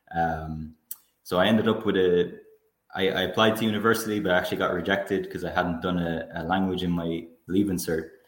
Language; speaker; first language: English; native; English